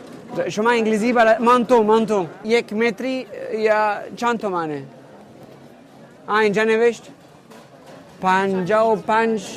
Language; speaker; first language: Persian; non-native, learner; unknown